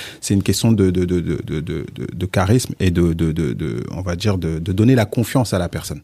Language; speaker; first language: French; early bilingual, other home language; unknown